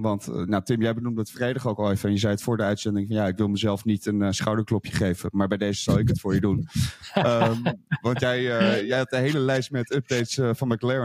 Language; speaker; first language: Dutch; native; Dutch